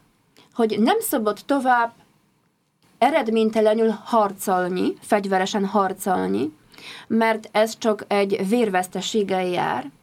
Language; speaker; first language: Hungarian; non-native, fluent; Polish